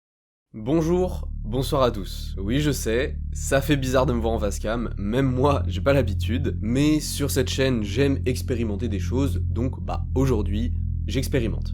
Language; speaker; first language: French; native; French